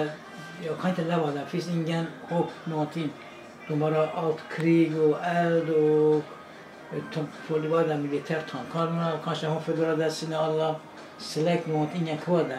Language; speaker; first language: Swedish; non-native, learner; Kurdish